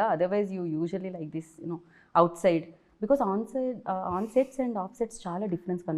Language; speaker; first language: Telugu; native; Telugu